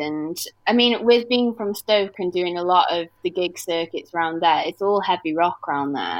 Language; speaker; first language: English; native; English